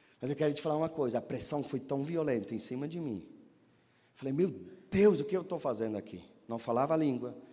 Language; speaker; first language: Portuguese; non-native, fluent; German